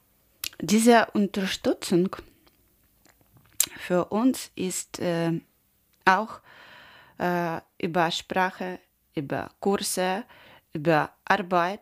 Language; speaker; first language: German; non-native, learner; Ukrainian